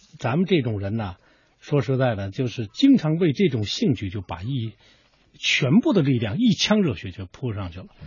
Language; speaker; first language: Chinese; native; Chinese